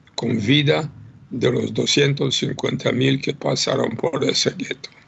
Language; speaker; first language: Spanish; non-native, fluent; Polish